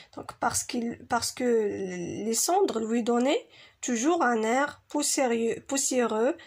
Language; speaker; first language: French; non-native, local second language; Arabic